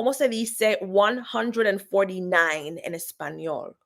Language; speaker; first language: Spanish; non-native, fluent; English